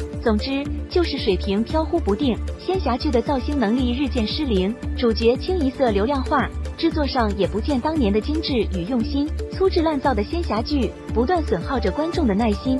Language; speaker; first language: Chinese; native; Chinese